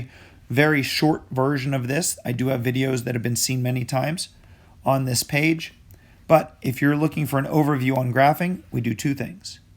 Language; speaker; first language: English; native; English